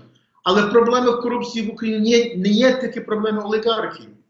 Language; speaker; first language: Ukrainian; early bilingual, heritage; English